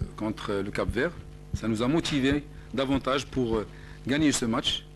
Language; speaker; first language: French; non-native, local second language; Arabic